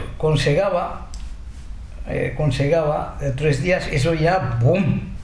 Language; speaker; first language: Spanish; non-native, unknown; Japanese